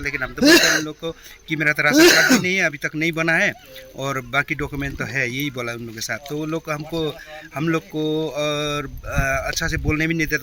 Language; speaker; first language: Hindi; non-native, local second language; Nepali